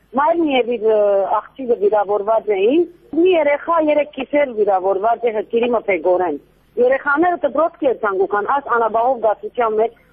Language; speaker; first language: Armenian; early bilingual, heritage; Armenian